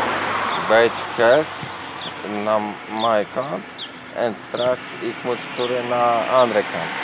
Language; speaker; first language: Dutch; non-native, learner; Polish